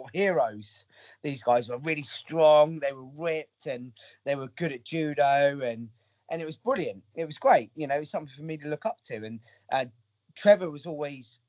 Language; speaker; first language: English; native; English